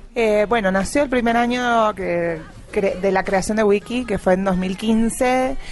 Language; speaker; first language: Spanish; native; Spanish